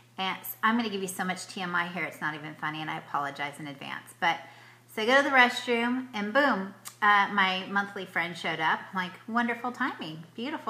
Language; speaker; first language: English; native; English